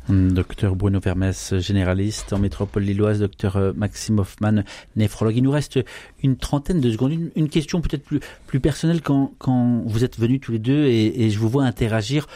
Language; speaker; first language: French; native; French